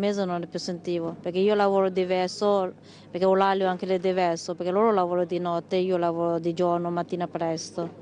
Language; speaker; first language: Italian; non-native, learner; Chinese